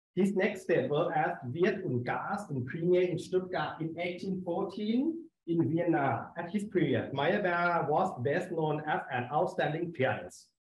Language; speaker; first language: English; non-native, learner; Thai